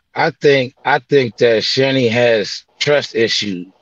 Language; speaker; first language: English; native; English